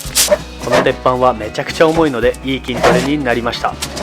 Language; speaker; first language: Japanese; native; Japanese